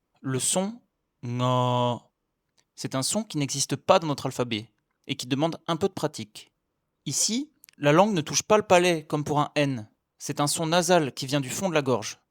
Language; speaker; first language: French; native; French